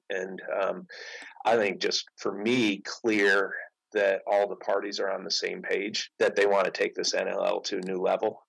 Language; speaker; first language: English; native; English